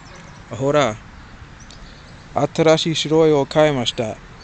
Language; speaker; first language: Japanese; non-native, learner; English